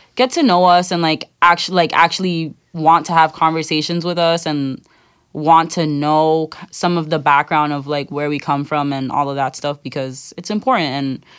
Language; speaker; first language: English; native; English